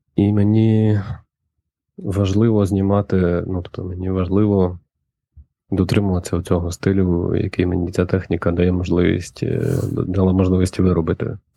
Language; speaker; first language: Ukrainian; native; Ukrainian